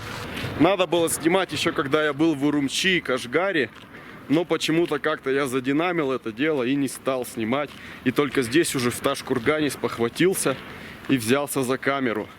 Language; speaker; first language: Russian; native; Russian